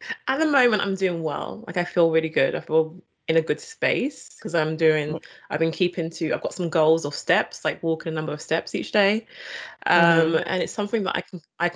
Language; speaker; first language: English; native; English